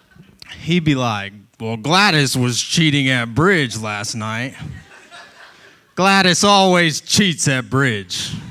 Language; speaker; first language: English; native; English